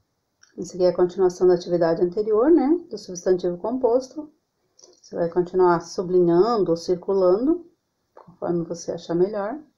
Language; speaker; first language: Portuguese; native; Portuguese